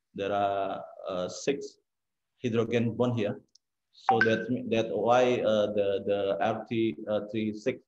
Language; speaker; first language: English; non-native, learner; Indonesian